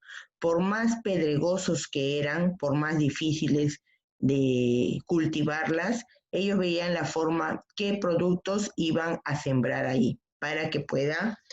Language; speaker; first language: Spanish; native; Spanish